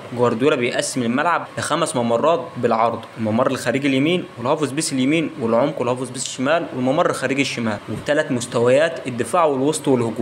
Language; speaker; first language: Arabic; native; Arabic